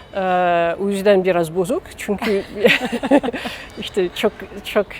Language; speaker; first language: Turkish; non-native, learner; French